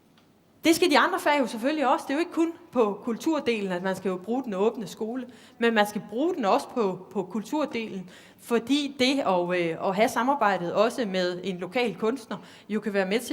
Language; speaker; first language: Danish; native; Danish